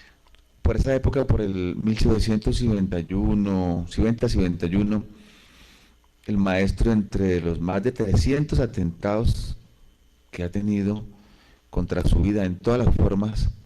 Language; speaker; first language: Spanish; native; Spanish